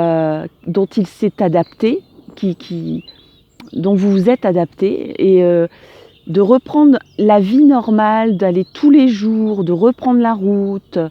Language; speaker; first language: French; native; French